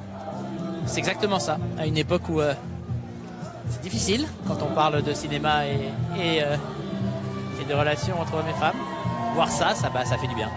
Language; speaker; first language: French; native; French